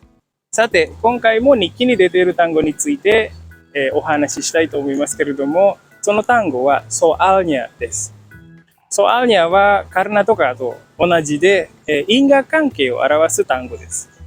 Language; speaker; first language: Japanese; non-native, fluent; Indonesian